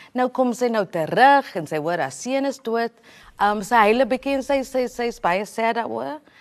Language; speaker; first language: Afrikaans; early bilingual, heritage; Afrikaans